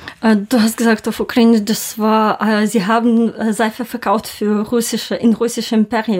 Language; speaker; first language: German; non-native, learner; Ukrainian